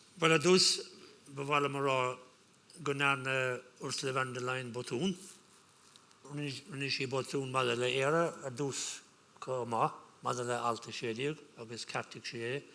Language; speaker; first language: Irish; non-native, local second language; English